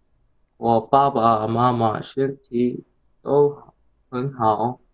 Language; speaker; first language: Chinese; non-native, learner; Korean